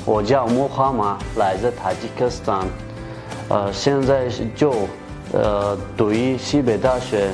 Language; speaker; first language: Chinese; non-native, fluent; Tajik